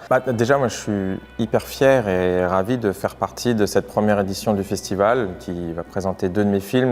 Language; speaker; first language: French; native; French